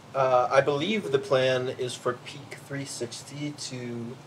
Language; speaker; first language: English; native; English